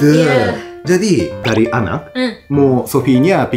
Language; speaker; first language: Indonesian; non-native, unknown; Japanese